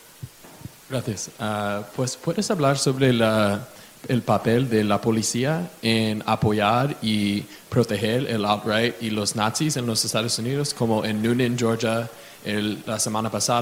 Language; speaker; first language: Spanish; non-native, learner; English